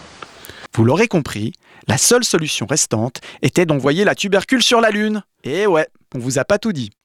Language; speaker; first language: French; native; French